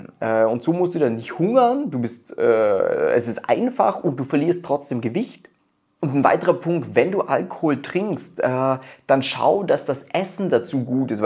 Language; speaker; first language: German; native; German